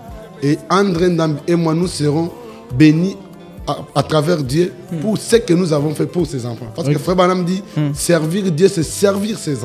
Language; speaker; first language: French; non-native, local second language; Lingala